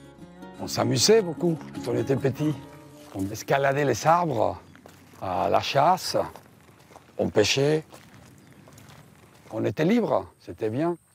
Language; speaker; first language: French; early bilingual, heritage; Spanish